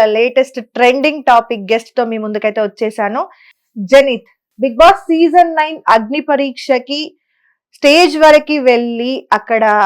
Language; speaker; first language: Telugu; native; Telugu